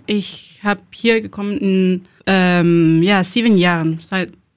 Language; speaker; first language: German; non-native, learner; Spanish